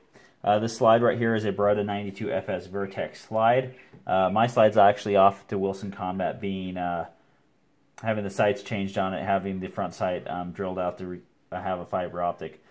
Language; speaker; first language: English; native; English